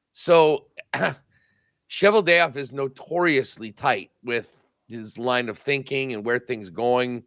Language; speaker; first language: English; native; English